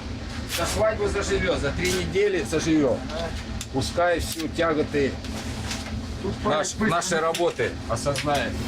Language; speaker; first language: Russian; native; Russian